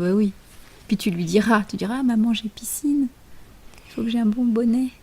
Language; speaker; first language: French; native; French